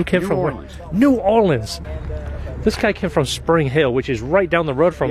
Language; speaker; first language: English; native; English